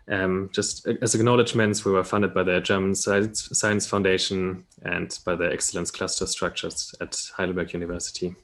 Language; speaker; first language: English; non-native, fluent; German